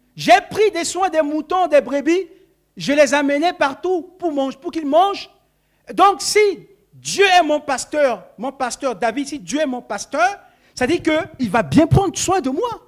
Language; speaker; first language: French; non-native, local second language; Sango